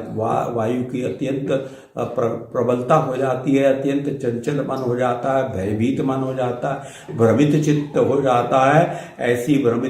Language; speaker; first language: Hindi; native; Hindi